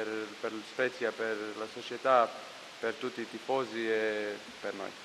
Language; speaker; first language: Italian; non-native, fluent; Croatian